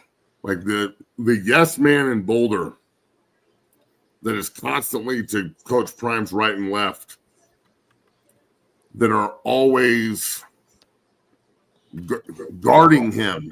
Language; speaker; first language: English; native; English